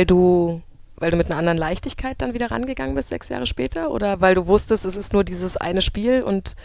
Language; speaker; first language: German; native; German